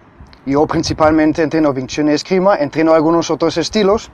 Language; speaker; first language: Spanish; non-native, fluent; German